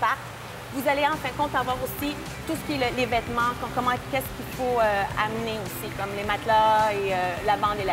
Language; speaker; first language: French; native; French